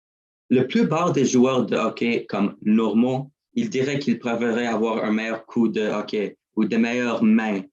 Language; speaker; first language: French; non-native, learner; English